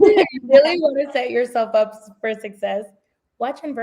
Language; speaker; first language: English; native; English